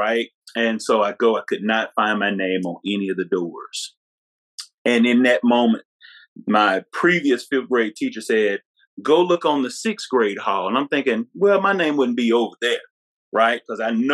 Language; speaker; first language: English; native; English